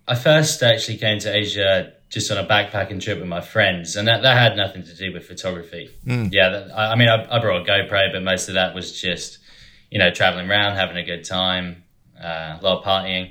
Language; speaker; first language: English; native; English